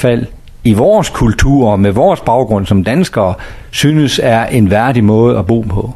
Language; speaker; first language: Danish; native; Danish